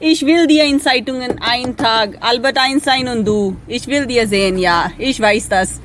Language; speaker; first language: German; non-native, learner; Hindi